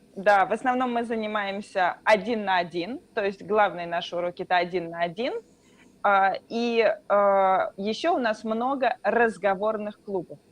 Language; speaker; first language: Russian; native; Russian